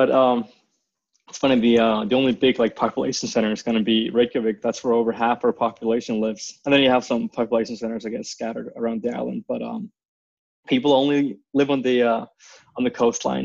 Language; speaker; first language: English; non-native, fluent; Icelandic